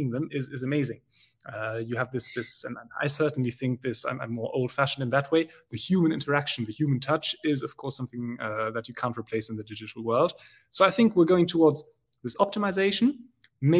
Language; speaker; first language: English; non-native, fluent; German